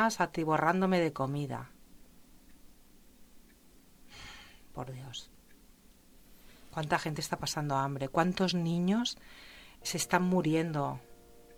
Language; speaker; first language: Spanish; native; Spanish